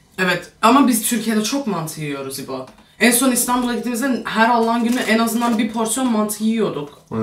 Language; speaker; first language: Turkish; early bilingual, heritage; Turkish